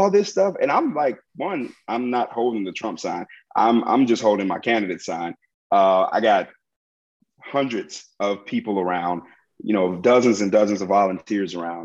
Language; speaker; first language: English; native; English